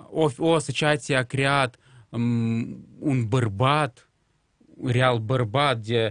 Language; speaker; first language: Romanian; non-native, local second language; Russian